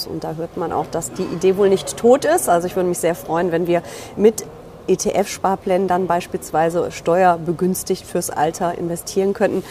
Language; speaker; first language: German; native; German